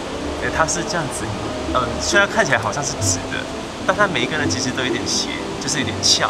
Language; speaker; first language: Chinese; native; Chinese